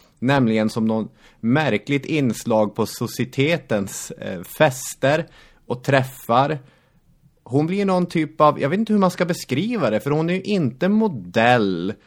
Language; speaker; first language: Swedish; native; Swedish